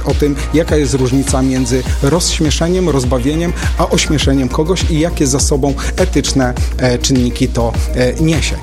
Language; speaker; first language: Polish; native; Polish